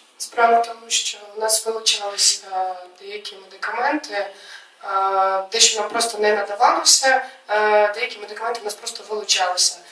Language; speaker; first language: Ukrainian; native; Ukrainian